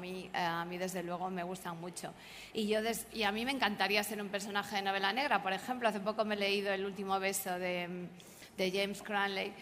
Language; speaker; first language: Spanish; native; Spanish